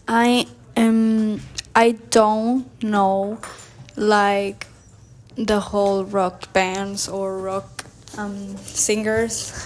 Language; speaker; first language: English; non-native, learner; Spanish